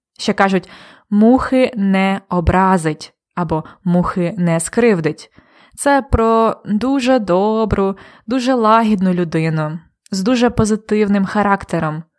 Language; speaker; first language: Ukrainian; native; Ukrainian